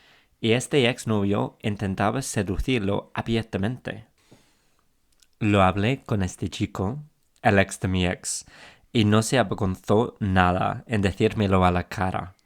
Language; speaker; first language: Spanish; non-native, fluent; English